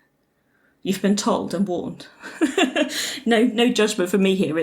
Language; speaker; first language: English; native; English